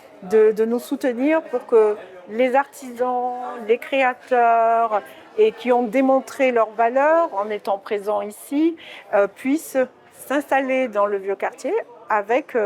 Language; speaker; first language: French; native; French